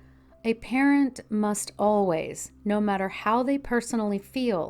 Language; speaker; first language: English; native; English